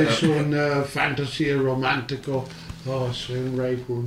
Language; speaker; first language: Spanish; non-native, learner; English